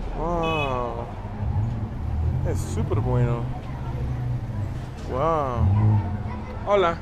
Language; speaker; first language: Spanish; non-native, learner; English